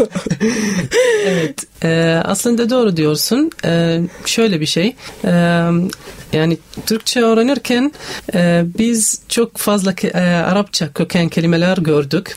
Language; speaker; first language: Turkish; non-native, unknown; Arabic